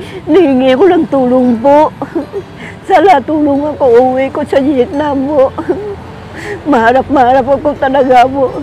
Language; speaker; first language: Filipino; non-native, learner; Vietnamese